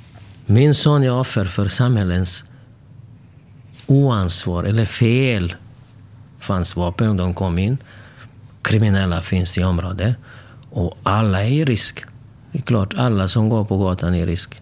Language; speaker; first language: Swedish; non-native, fluent; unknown